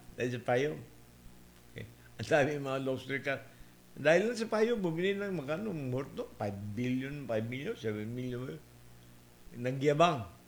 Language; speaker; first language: Filipino; non-native, local second language; Cebuano